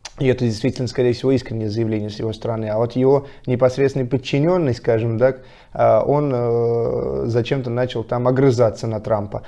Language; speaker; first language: Russian; native; Russian